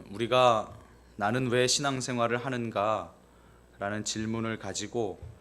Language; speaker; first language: Korean; native; Korean